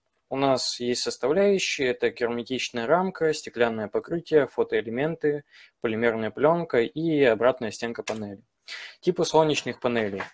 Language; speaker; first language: Russian; native; Russian